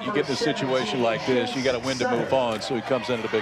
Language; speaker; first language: English; native; English